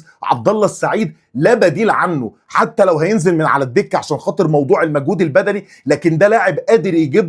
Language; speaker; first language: Arabic; native; Arabic